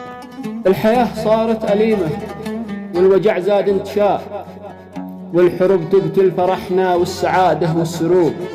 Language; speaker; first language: Arabic; native; Arabic